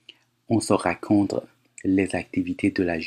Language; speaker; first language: French; non-native, fluent; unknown